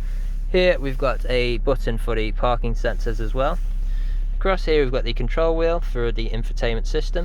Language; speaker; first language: English; native; English